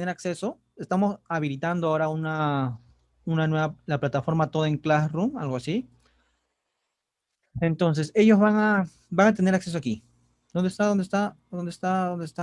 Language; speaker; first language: Spanish; native; Spanish